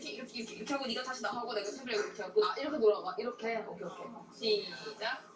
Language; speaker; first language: Korean; native; Korean